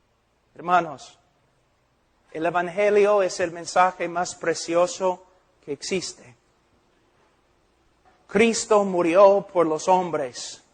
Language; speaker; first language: Spanish; non-native, fluent; English